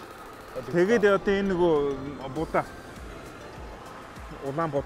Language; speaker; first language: Mongolian; non-native, fluent; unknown